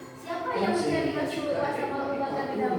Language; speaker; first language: Indonesian; native; Indonesian